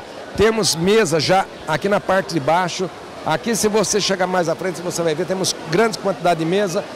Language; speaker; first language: Portuguese; native; Portuguese